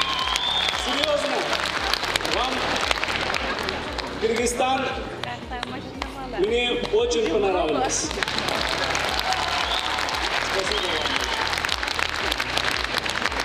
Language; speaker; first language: Russian; non-native, learner; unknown